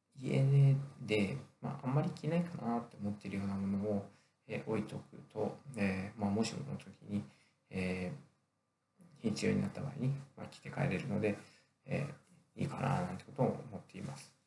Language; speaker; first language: Japanese; native; Japanese